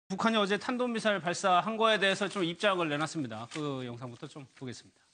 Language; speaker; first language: Korean; native; Korean